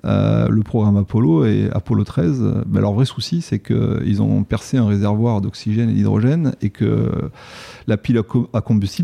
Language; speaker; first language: French; native; French